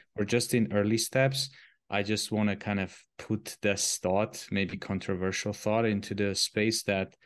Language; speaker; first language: English; non-native, fluent; Armenian